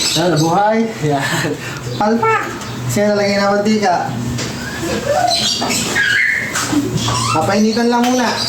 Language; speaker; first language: Filipino; native; Filipino